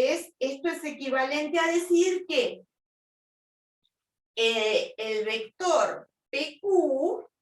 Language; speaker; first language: Spanish; native; Spanish